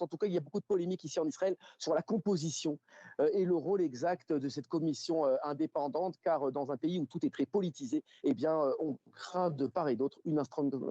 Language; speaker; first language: French; native; French